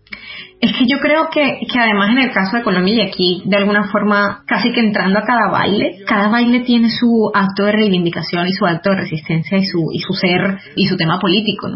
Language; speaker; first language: Spanish; native; Spanish